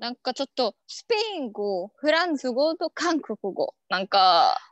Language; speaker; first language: Japanese; non-native, learner; Arabic